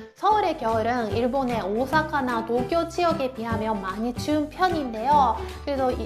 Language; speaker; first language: Korean; non-native, fluent; Japanese